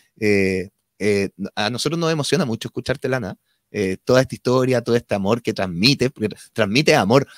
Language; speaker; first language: Spanish; native; Spanish